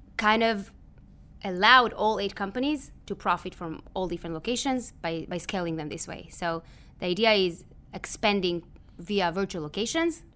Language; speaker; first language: English; early bilingual, other home language; Hebrew